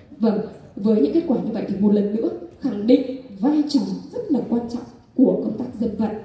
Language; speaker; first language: Vietnamese; non-native, local second language; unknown